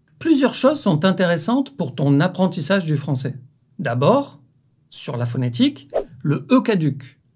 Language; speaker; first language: French; native; French